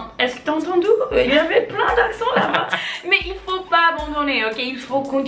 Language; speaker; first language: French; non-native, fluent; English